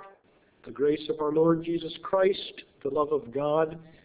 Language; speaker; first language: English; native; English